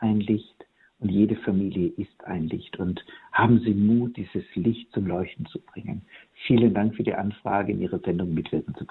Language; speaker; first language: German; native; German